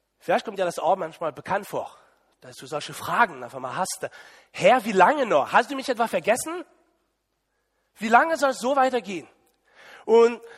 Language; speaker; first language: German; non-native, fluent; French